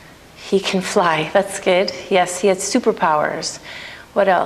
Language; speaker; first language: English; native; English